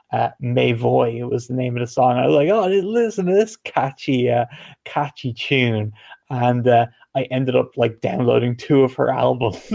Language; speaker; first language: English; native; English